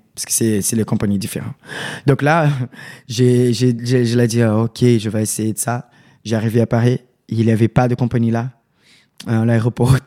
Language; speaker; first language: French; non-native, learner; Portuguese